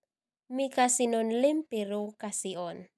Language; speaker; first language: Finnish; non-native, learner; Cebuano